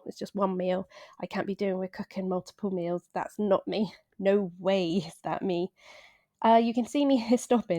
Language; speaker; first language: English; native; English